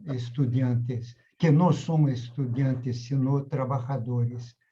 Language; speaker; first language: Spanish; non-native, fluent; Portuguese